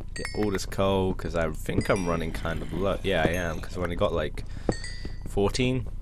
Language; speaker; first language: English; native; English